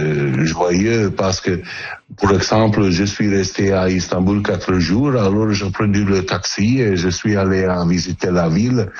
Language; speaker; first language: French; non-native, learner; Italian